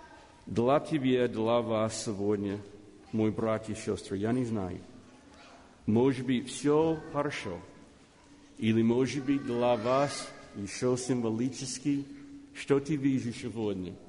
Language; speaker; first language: Russian; non-native, learner; English